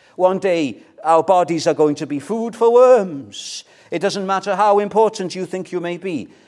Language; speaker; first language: English; native; English